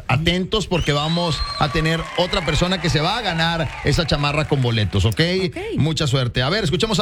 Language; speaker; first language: Spanish; native; Spanish